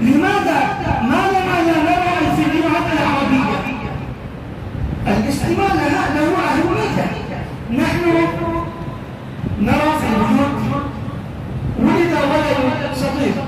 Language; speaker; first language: Arabic; non-native, fluent; Urdu